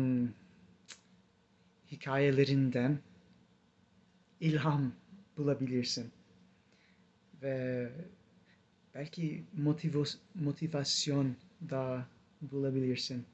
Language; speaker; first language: Turkish; non-native, fluent; English